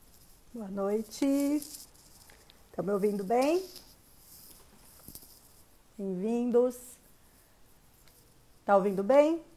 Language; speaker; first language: Portuguese; native; Portuguese